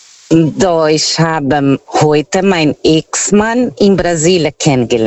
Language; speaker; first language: German; non-native, fluent; Portuguese